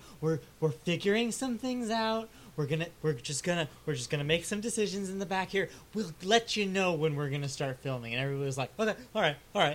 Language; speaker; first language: English; native; English